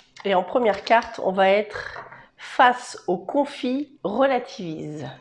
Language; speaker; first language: French; native; French